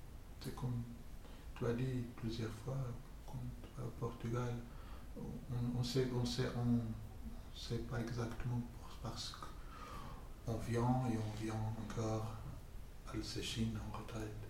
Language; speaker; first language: French; non-native, fluent; English